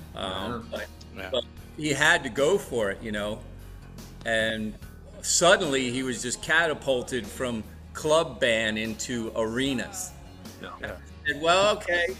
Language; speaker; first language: English; native; English